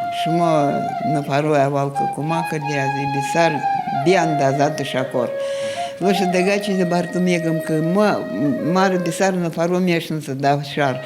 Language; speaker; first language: Persian; non-native, fluent; Russian